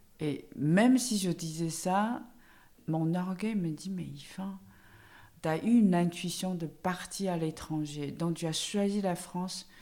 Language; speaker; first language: French; non-native, fluent; Chinese